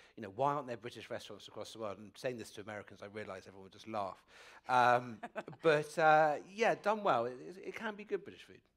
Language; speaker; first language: English; native; English